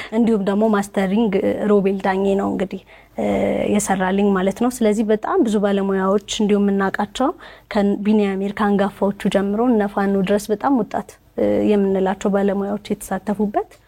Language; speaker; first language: Amharic; native; Amharic